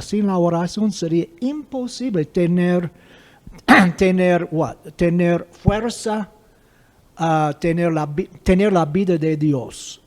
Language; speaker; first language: Spanish; non-native, fluent; English